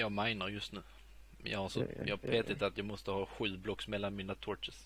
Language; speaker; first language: Swedish; native; Swedish